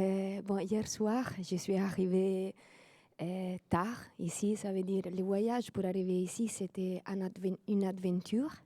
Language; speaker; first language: French; non-native, fluent; Italian